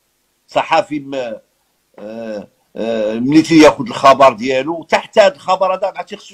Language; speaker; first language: Arabic; native; Arabic